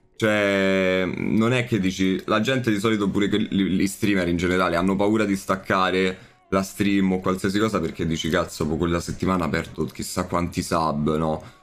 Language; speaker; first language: Italian; native; Italian